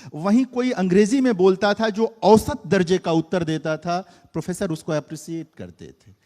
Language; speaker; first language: Hindi; native; Hindi